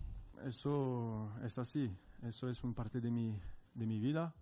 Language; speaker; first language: Spanish; non-native, fluent; French